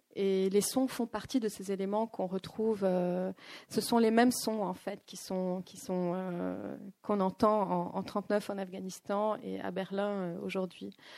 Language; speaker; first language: French; non-native, local second language; Arabic